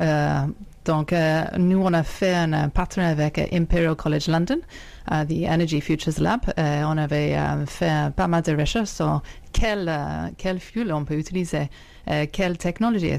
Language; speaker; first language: French; non-native, fluent; English